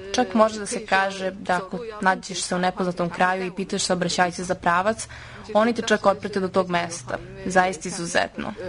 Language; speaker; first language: Serbian; non-native, fluent; Chinese